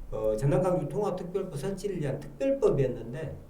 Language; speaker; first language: Korean; native; Korean